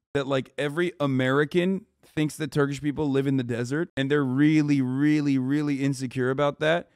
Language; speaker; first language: English; early bilingual, other home language; Turkish